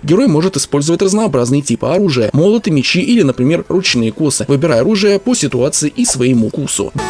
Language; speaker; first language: Russian; native; Russian